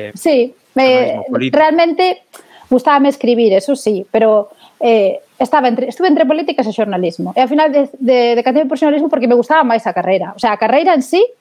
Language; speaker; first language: Galician; native; Galician